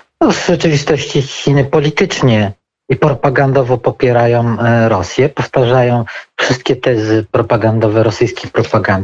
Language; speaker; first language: Polish; native; Polish